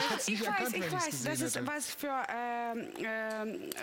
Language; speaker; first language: German; non-native, fluent; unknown